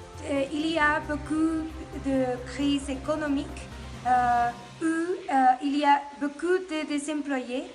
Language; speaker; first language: French; non-native, learner; Spanish